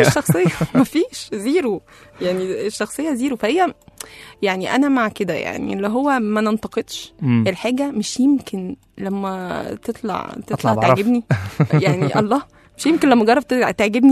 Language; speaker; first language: Arabic; native; Arabic